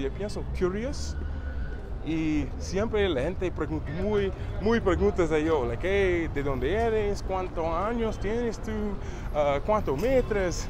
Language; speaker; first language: Spanish; non-native, learner; English